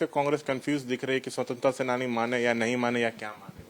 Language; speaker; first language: Hindi; native; Hindi